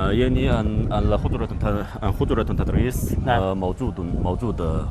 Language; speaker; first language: Arabic; non-native, learner; Chinese